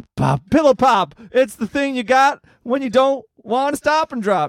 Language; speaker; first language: English; native; English